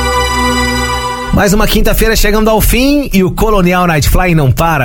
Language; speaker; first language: Portuguese; native; Portuguese